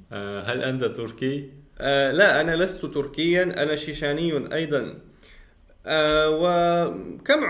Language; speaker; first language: Arabic; non-native, learner; Chechen